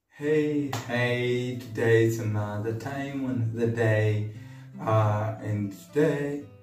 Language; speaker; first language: English; non-native, local second language; Swahili